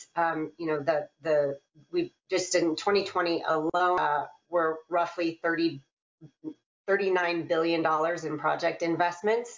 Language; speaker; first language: English; native; English